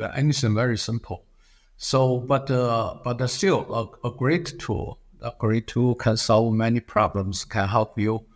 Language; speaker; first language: English; non-native, fluent; Chinese